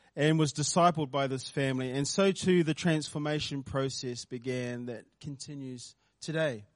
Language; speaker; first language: English; native; English